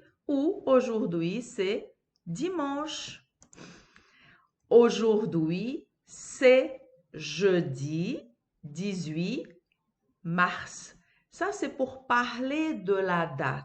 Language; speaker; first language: French; non-native, fluent; Portuguese